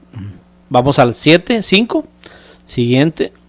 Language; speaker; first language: Spanish; native; Spanish